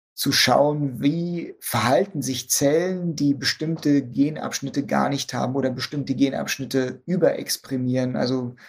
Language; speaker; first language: German; native; German